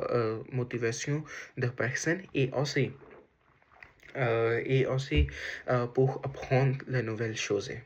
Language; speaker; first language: French; non-native, learner; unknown